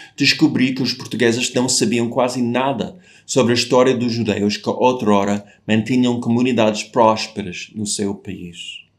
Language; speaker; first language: Portuguese; non-native, fluent; English